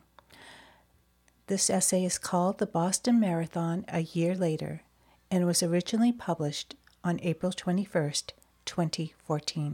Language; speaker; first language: English; native; English